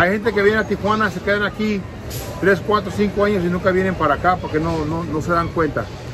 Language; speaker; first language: Spanish; early bilingual, heritage; Spanish